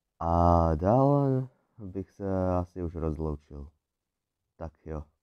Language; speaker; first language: Czech; early bilingual, other home language; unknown